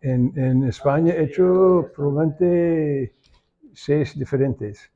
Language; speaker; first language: Spanish; non-native, learner; English